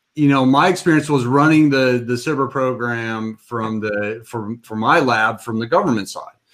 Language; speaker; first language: English; native; English